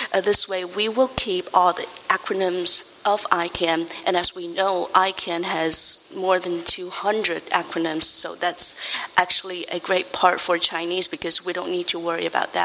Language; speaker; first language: English; non-native, fluent; Chinese